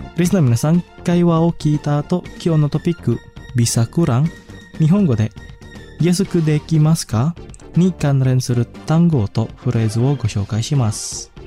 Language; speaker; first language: Japanese; non-native, fluent; Indonesian